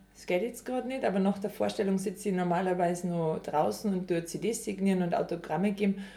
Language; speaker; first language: German; native; German